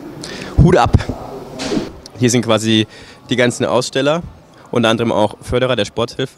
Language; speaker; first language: German; native; German